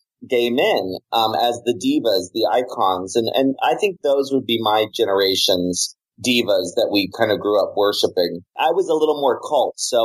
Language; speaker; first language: English; native; English